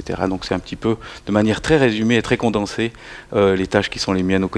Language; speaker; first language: French; native; French